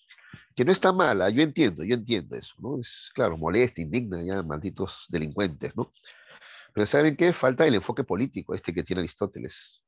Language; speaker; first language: Spanish; native; Spanish